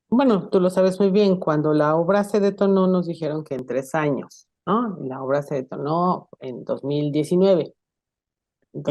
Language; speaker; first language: Spanish; native; Spanish